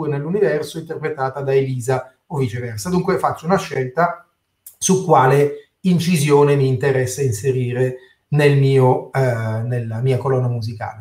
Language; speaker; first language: Italian; native; Italian